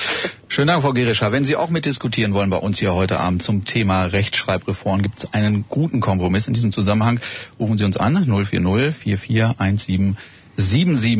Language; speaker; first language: German; native; German